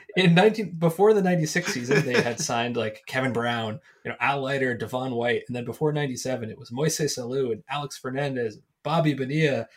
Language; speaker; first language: English; native; English